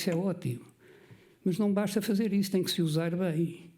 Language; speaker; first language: Portuguese; native; Portuguese